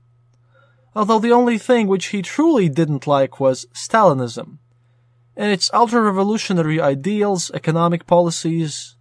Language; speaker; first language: English; non-native, fluent; Latvian